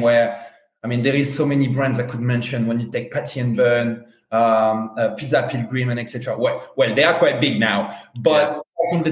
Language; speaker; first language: English; non-native, fluent; French